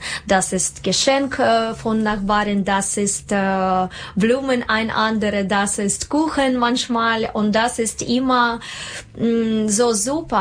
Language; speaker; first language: German; non-native, learner; Russian